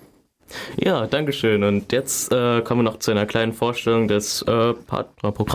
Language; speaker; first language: German; native; German